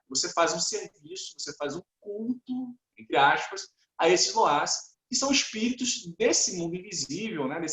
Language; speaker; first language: Portuguese; native; Portuguese